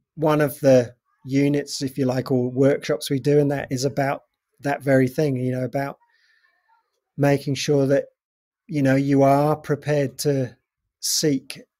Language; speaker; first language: English; native; English